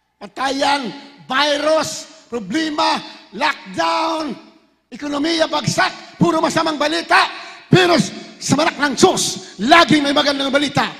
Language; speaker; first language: Filipino; native; Filipino